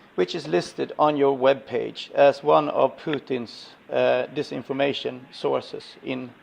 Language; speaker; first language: English; non-native, fluent; Swedish